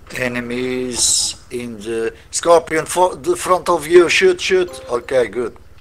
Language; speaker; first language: English; non-native, learner; Portuguese